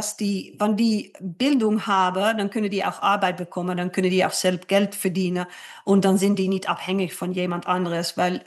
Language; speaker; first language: German; non-native, fluent; Dutch